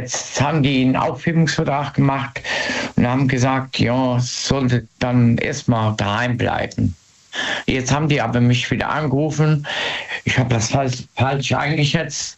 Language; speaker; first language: German; native; German